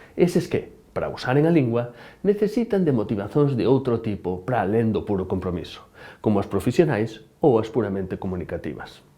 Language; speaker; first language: Galician; native; Galician